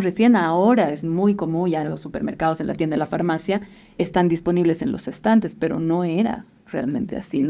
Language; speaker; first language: Spanish; native; Spanish